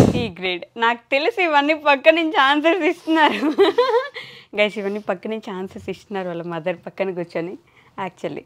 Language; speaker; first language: Telugu; native; Telugu